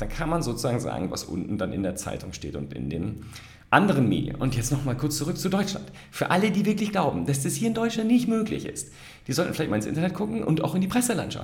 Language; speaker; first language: German; native; German